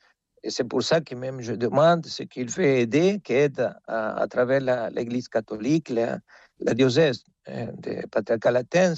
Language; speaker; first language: French; non-native, fluent; Spanish